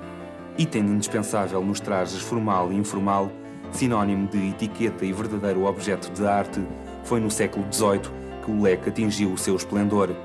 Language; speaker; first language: Portuguese; native; Portuguese